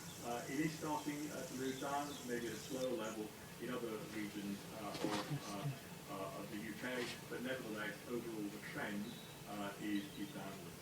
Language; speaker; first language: English; native; English